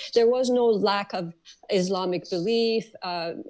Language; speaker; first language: English; early bilingual, other home language; Persian